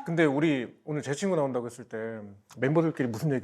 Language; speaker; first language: Korean; native; Korean